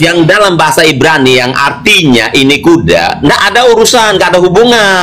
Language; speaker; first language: Indonesian; native; Indonesian